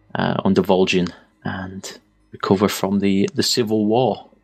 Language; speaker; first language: English; native; English